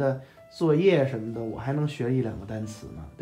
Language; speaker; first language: Chinese; native; Chinese